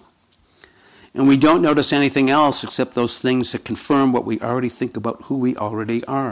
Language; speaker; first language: English; native; English